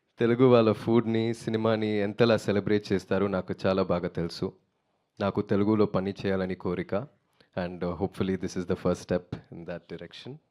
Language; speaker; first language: Telugu; non-native, learner; Tamil